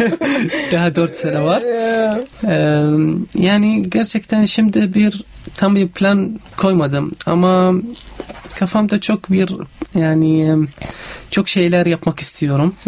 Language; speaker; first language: Turkish; non-native, learner; Arabic